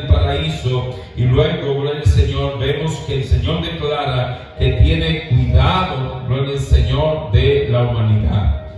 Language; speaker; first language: Spanish; native; Spanish